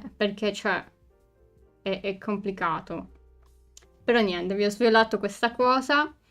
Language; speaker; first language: Italian; native; Italian